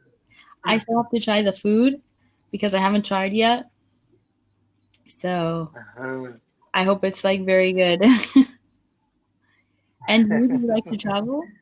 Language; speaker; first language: English; non-native, fluent; Spanish